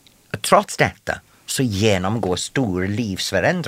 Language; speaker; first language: Swedish; non-native, fluent; English